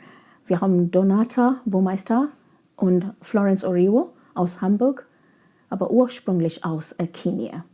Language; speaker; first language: German; non-native, fluent; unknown